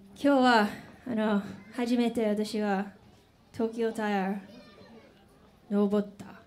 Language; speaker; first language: Japanese; non-native, learner; English